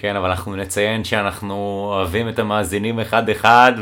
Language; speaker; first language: Hebrew; native; Hebrew